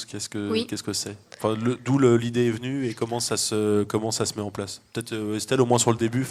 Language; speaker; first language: French; native; French